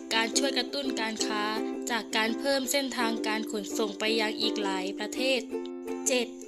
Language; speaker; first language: Thai; native; Thai